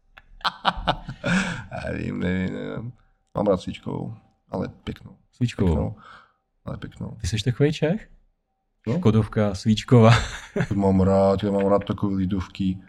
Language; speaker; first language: Czech; early bilingual, other home language; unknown